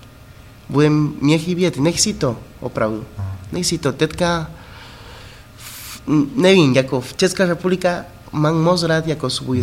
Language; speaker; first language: Czech; non-native, fluent; Spanish